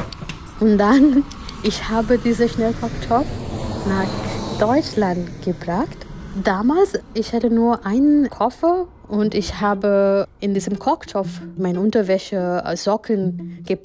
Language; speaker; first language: German; non-native, fluent; Gujarati